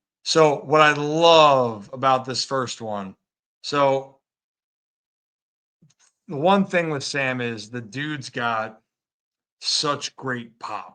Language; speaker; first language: English; native; English